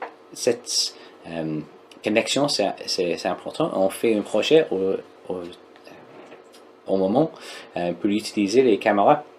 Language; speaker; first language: French; non-native, learner; English